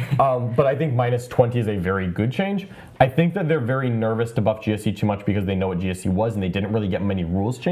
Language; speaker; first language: English; native; English